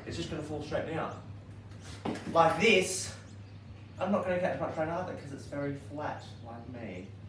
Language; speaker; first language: English; native; English